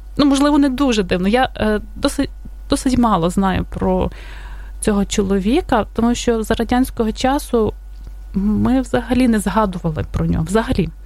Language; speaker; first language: Ukrainian; native; Ukrainian